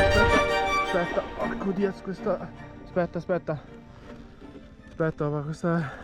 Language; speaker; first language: Italian; native; Italian